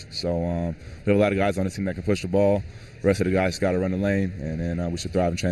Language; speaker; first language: English; native; English